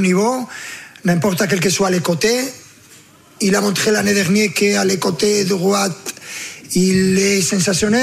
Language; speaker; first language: French; non-native, fluent; Spanish